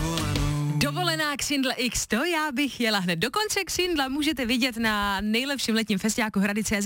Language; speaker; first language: Czech; native; Czech